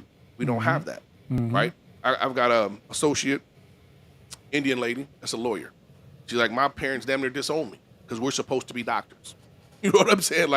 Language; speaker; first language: English; native; English